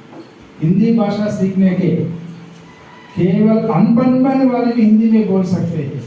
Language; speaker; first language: Hindi; non-native, local second language; Telugu